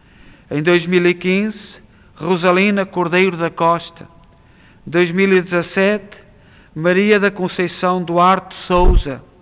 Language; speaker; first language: Portuguese; native; Portuguese